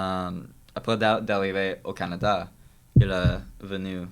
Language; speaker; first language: French; non-native, learner; English